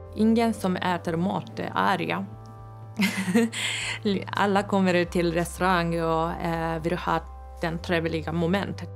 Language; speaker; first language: Swedish; non-native, fluent; Japanese